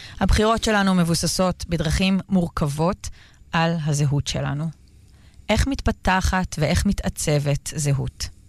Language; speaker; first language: Hebrew; native; Hebrew